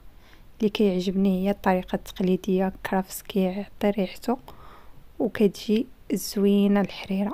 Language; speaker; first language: Arabic; native; Arabic